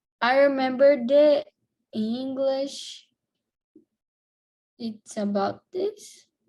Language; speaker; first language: English; non-native, learner; Portuguese